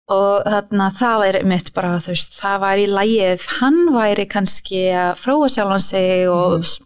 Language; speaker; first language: Icelandic; early bilingual, heritage; English